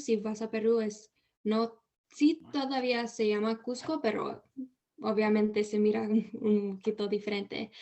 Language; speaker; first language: Spanish; early bilingual, heritage; Spanish